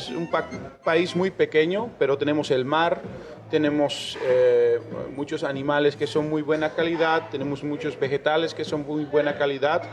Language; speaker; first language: Spanish; early bilingual, heritage; Spanish